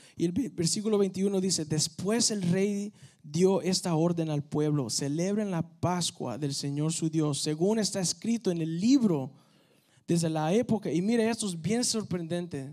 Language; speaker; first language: Spanish; early bilingual, heritage; Spanish